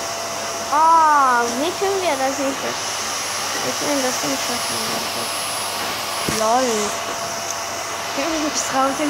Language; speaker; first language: German; non-native, learner; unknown